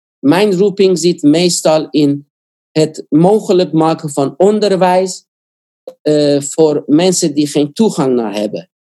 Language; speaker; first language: Dutch; non-native, fluent; Korean